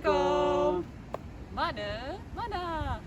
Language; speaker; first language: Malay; early bilingual, heritage; English